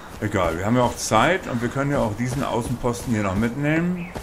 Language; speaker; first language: German; native; German